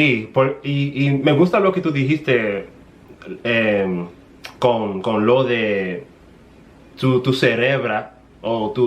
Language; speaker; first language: Spanish; non-native, fluent; English